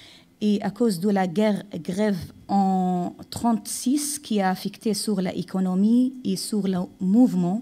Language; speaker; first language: French; non-native, fluent; Arabic